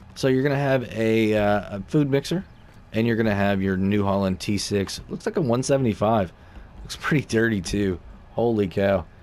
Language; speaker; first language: English; native; English